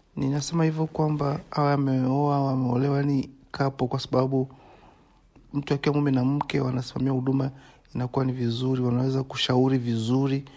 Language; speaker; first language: Swahili; native; Swahili